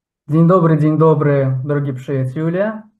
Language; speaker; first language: Polish; non-native, fluent; Ukrainian